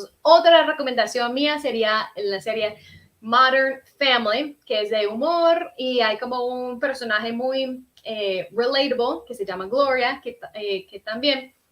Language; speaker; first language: Spanish; early bilingual, heritage; Spanish